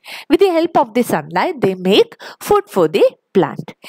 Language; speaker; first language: English; non-native, local second language; Malayalam